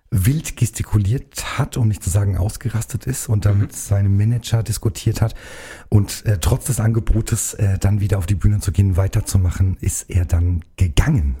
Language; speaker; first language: German; native; German